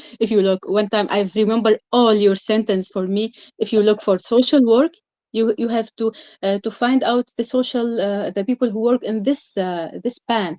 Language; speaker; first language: English; non-native, learner; Arabic